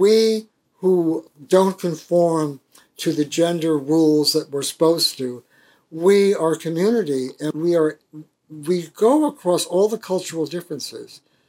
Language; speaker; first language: English; native; English